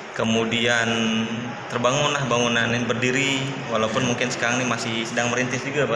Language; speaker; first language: Indonesian; native; Indonesian